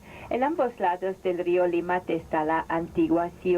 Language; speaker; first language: Spanish; non-native, fluent; German